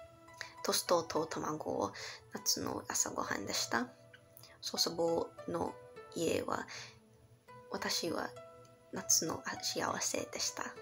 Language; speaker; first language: Japanese; non-native, learner; English